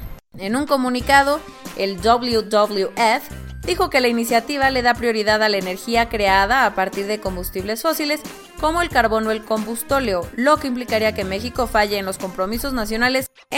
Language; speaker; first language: Spanish; native; Spanish